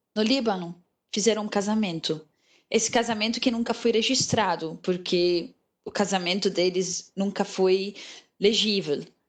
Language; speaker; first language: Portuguese; non-native, fluent; Arabic